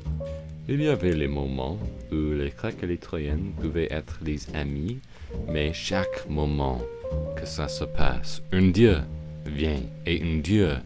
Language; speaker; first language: French; non-native, learner; English